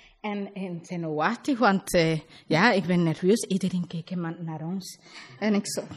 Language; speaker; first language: Dutch; non-native, learner; Spanish